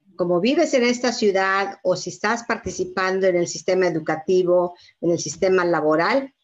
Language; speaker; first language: Spanish; native; Spanish